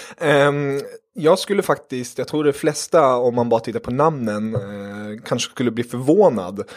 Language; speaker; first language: Swedish; early bilingual, other home language; German